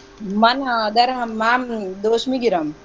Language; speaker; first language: Persian; non-native, learner; Urdu